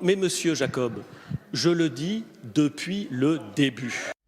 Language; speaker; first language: French; native; French